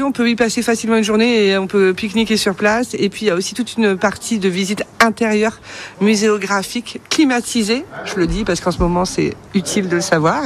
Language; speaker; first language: French; native; French